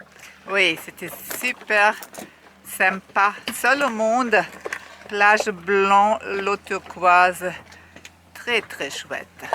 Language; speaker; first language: French; non-native, fluent; German